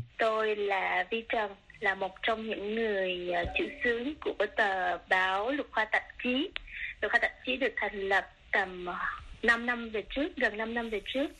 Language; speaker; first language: Vietnamese; early bilingual, other home language; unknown